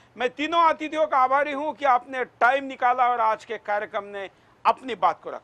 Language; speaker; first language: Hindi; native; Hindi